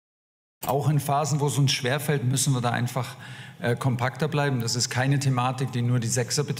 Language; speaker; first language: German; native; German